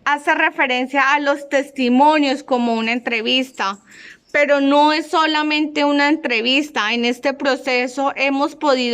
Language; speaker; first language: Spanish; native; Spanish